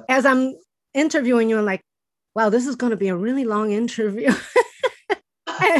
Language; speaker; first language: English; early bilingual, other home language; Spanish